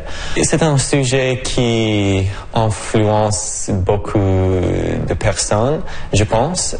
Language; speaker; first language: French; non-native, local second language; English